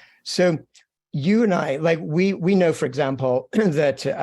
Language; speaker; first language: English; native; English